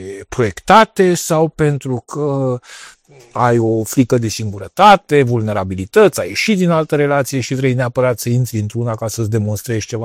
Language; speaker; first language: Romanian; native; Romanian